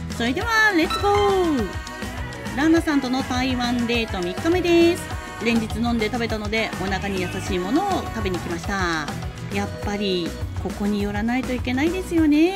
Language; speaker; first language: Japanese; native; Japanese